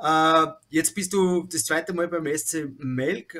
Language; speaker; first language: German; native; German